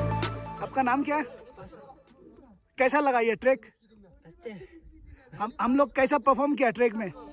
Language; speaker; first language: Hindi; non-native, local second language; Bangla